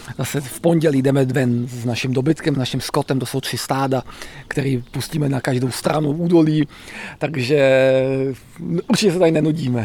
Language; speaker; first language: Czech; native; Czech